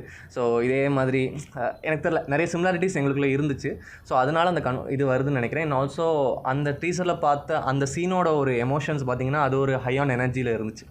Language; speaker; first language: Tamil; native; Tamil